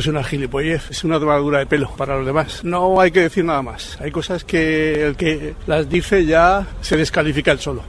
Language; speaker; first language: Spanish; native; Spanish